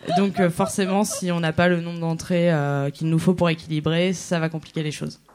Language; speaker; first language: French; native; French